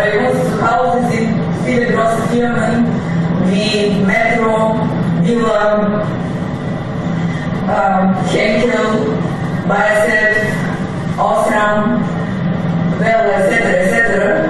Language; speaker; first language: German; non-native, fluent; Bulgarian